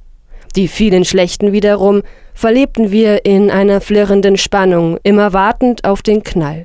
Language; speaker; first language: German; non-native, fluent; Persian